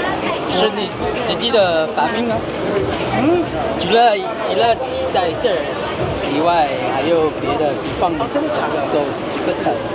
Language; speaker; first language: Chinese; non-native, learner; English